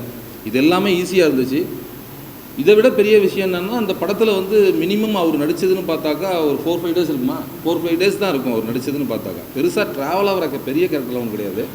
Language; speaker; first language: Tamil; native; Tamil